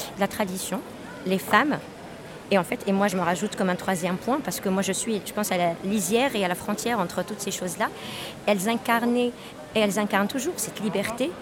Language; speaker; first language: French; non-native, local second language; Arabic